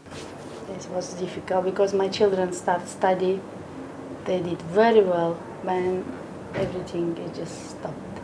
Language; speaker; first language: English; non-native, learner; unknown